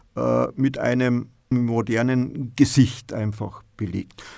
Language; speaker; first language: German; native; German